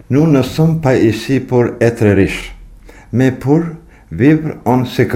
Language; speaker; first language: French; non-native, learner; Albanian